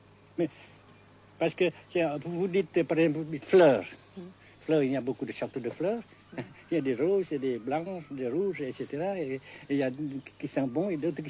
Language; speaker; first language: French; non-native, local second language; Vietnamese